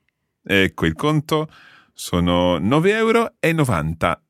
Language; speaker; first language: Italian; non-native, fluent; English